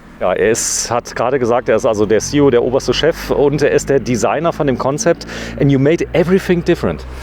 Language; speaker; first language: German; native; German